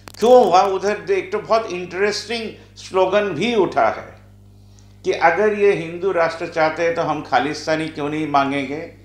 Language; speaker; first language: Hindi; non-native, local second language; Bangla